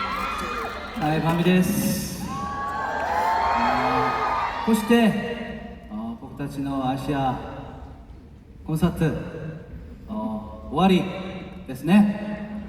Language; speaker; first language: Japanese; non-native, learner; Korean